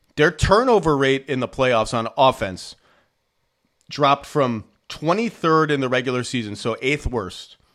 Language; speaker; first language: English; native; English